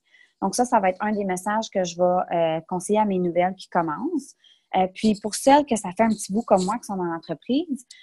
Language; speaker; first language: French; native; French